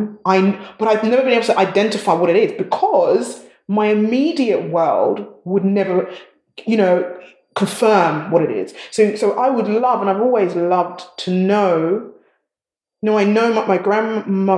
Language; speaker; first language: English; native; English